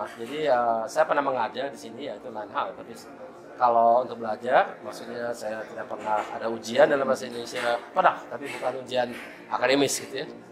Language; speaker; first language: Indonesian; early bilingual, heritage; German